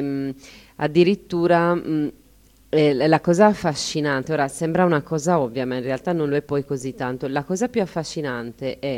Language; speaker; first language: Italian; native; Italian